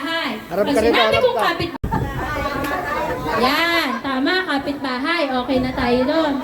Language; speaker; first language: Filipino; native; Filipino